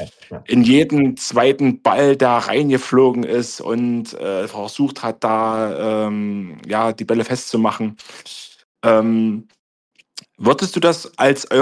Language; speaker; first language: German; native; German